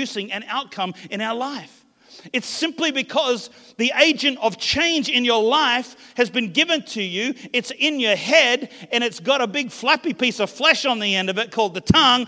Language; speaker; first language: English; native; English